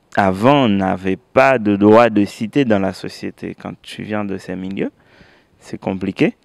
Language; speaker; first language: French; native; French